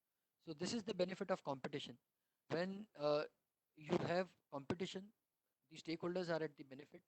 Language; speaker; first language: English; non-native, local second language; Hindi